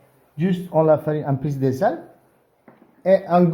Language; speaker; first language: French; non-native, fluent; Italian